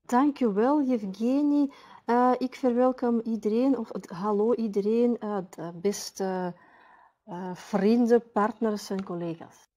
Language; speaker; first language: Dutch; non-native, fluent; Russian